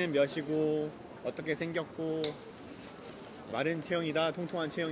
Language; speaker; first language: Korean; native; Korean